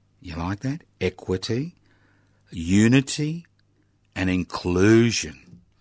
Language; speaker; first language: English; early bilingual, other home language; Italian